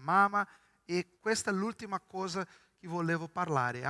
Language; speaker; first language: Italian; non-native, fluent; Portuguese